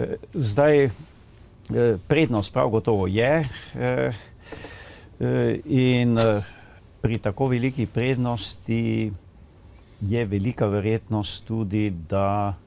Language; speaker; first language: Slovenian; native; Slovenian